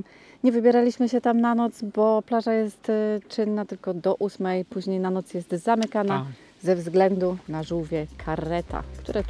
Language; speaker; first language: Polish; native; Polish